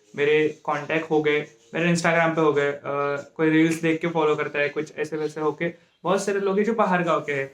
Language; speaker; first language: Hindi; non-native, local second language; Marathi